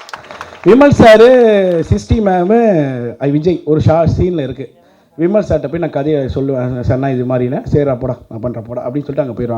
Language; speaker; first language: Tamil; native; Tamil